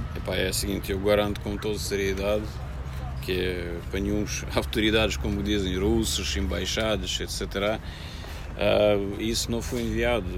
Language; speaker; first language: Portuguese; non-native, fluent; Russian